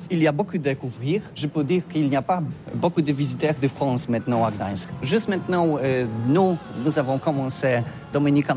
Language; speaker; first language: French; non-native, learner; Polish